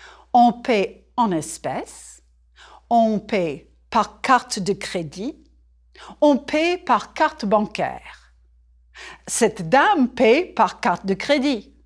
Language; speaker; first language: French; non-native, fluent; English